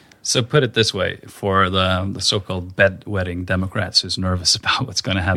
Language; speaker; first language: English; non-native, fluent; Norwegian